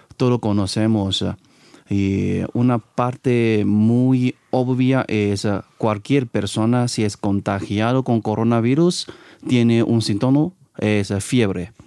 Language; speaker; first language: Spanish; non-native, fluent; Chinese